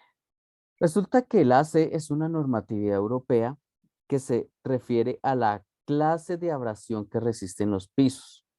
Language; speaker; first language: Spanish; native; Spanish